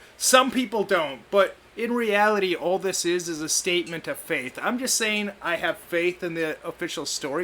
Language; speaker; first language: English; native; English